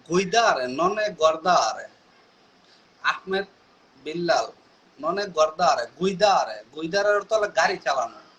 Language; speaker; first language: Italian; non-native, learner; Bangla